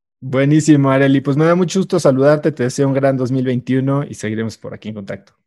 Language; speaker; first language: Spanish; native; Spanish